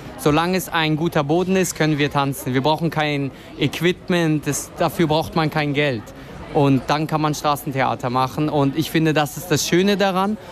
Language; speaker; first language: German; non-native, fluent; Vietnamese